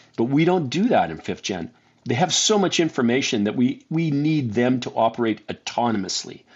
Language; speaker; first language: English; native; English